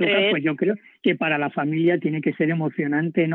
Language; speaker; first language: Spanish; native; Spanish